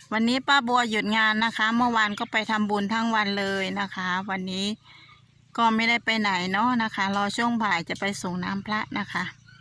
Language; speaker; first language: Thai; non-native, local second language; Northeastern Thai